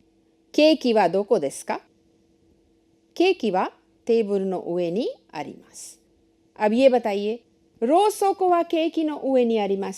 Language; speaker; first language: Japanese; non-native, fluent; Hindi